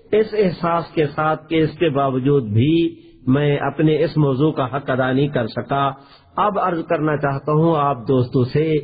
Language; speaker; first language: Urdu; non-native, local second language; Saraiki